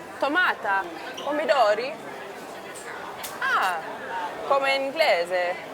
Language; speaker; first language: Italian; non-native, learner; English